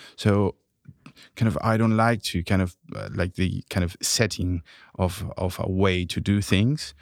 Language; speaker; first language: English; non-native, fluent; Spanish